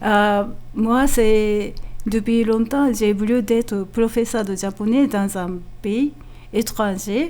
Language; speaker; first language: French; non-native, fluent; Japanese